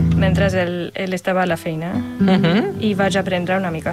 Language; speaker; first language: Catalan; non-native, fluent; German